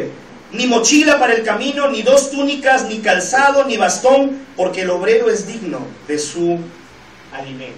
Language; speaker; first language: Spanish; native; Spanish